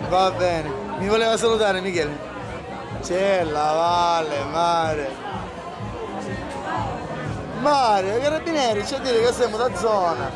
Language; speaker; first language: Italian; native; Italian